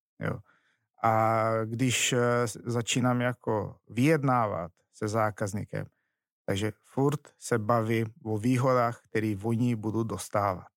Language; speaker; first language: Czech; non-native, fluent; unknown